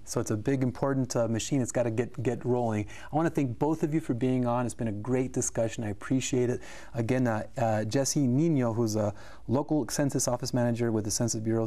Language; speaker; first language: English; early bilingual, other home language; Spanish